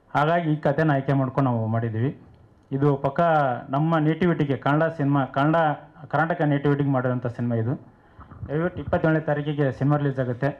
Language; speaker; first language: Kannada; native; Kannada